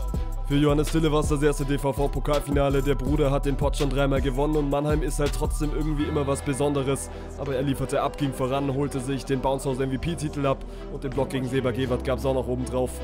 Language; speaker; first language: German; native; German